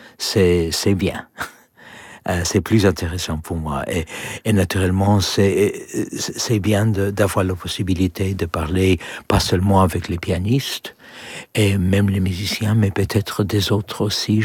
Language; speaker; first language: French; non-native, learner; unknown